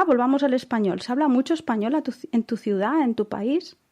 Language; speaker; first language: Spanish; native; Spanish